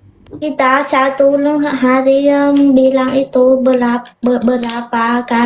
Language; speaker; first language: Indonesian; non-native, learner; Vietnamese